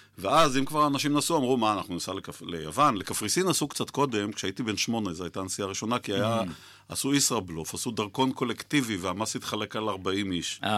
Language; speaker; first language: Hebrew; native; Hebrew